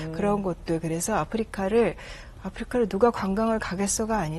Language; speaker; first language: Korean; native; Korean